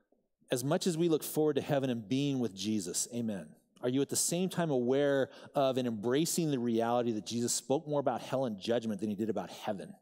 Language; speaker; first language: English; native; English